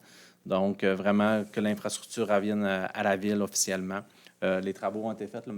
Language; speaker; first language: French; native; French